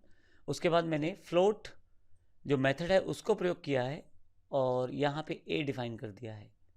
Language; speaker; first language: Hindi; native; Hindi